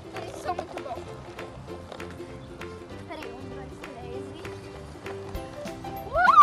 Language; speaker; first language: Portuguese; early bilingual, heritage; Portuguese